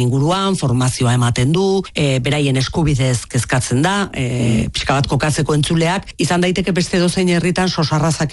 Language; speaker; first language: Basque; native; Basque